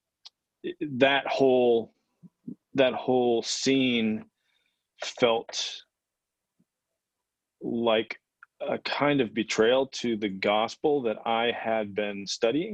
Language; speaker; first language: English; native; English